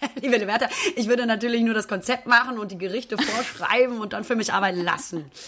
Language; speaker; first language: German; native; German